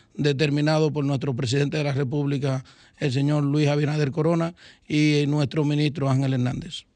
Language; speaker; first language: Spanish; native; Spanish